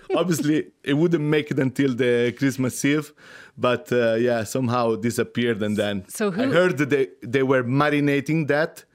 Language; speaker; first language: English; non-native, fluent; Italian